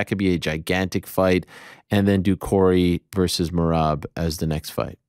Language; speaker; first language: English; native; English